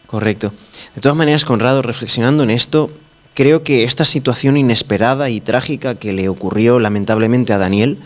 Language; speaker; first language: Spanish; native; Spanish